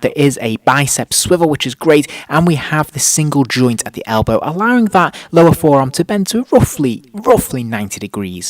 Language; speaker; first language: English; native; English